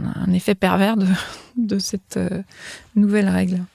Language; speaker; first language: French; native; French